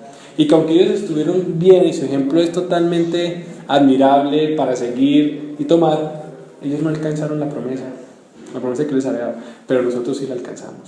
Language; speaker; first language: Spanish; native; Spanish